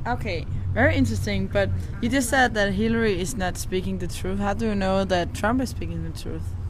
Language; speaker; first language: English; non-native, fluent; Danish